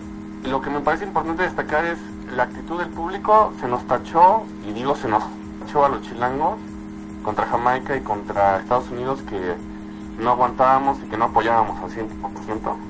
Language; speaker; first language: Spanish; native; Spanish